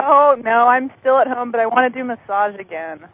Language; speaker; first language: English; native; English